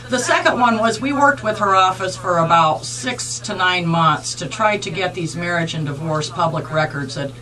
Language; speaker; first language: English; native; English